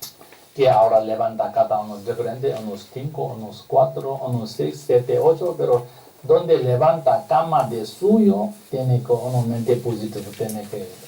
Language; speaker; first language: Spanish; non-native, learner; Tibetan